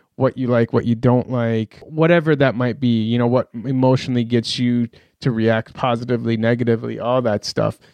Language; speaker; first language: English; early bilingual, other home language; Persian